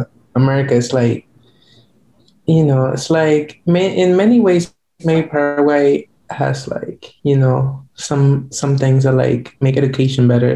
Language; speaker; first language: English; non-native, fluent; Guarani